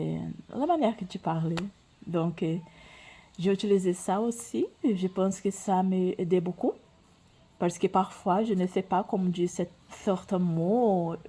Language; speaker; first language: French; non-native, learner; Portuguese